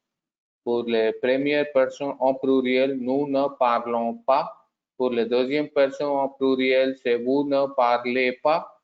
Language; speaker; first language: French; non-native, learner; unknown